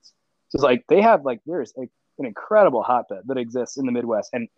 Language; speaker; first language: English; native; English